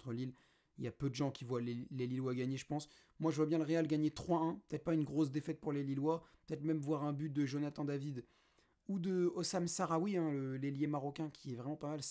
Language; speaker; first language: French; native; French